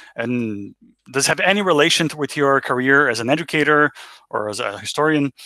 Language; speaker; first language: English; non-native, fluent; Portuguese